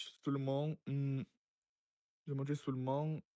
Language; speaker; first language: French; non-native, learner; Russian